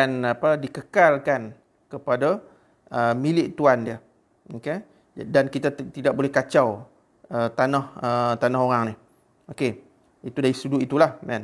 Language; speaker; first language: Malay; native; Malay